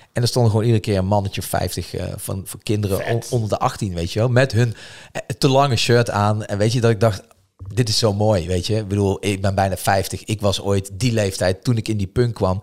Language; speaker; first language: Dutch; native; Dutch